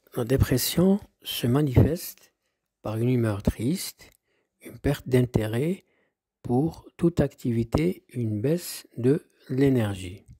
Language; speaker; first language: French; non-native, local second language; Arabic